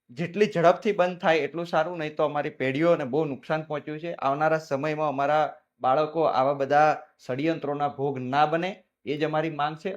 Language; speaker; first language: Gujarati; native; Gujarati